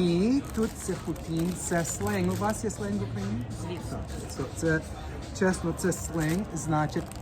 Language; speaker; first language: Ukrainian; non-native, learner; English